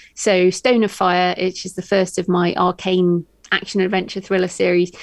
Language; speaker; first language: English; native; English